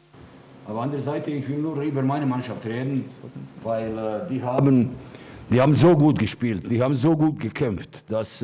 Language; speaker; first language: German; non-native, fluent; Russian